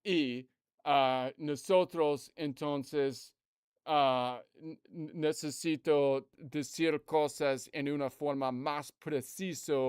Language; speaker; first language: Spanish; non-native, learner; English